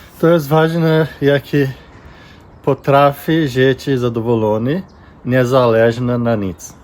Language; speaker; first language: Polish; non-native, learner; Portuguese